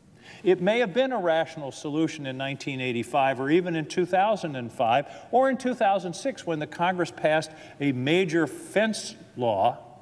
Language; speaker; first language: English; native; English